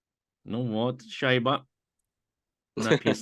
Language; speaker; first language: Russian; non-native, fluent; English